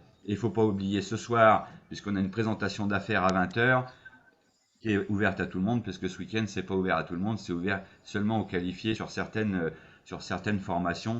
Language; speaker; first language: French; native; French